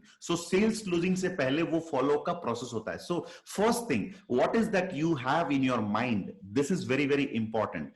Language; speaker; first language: Hindi; native; Hindi